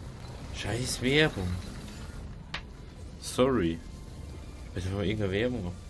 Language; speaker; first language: German; native; German